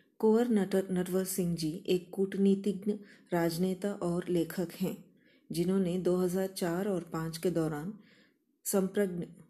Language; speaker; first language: Hindi; non-native, local second language; Kannada